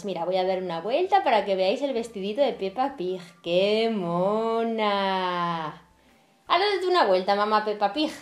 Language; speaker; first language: Spanish; native; Spanish